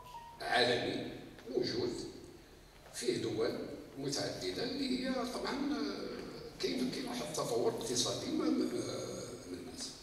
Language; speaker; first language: Arabic; native; Arabic